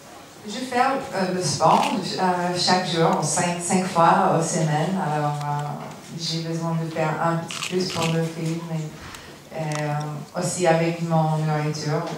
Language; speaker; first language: French; non-native, learner; English